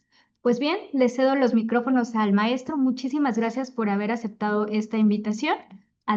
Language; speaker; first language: Spanish; native; Spanish